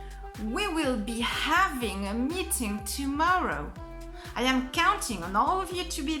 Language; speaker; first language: English; non-native, fluent; French